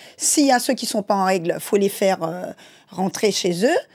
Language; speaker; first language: French; native; French